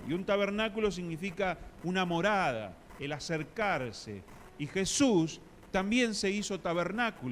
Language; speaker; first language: Spanish; native; Spanish